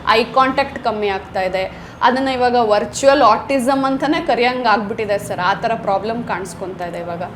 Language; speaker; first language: Kannada; native; Kannada